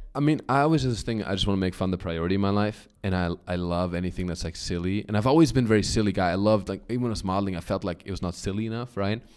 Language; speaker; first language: English; non-native, fluent; German